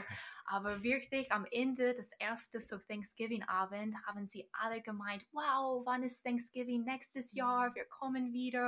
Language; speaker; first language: German; non-native, fluent; English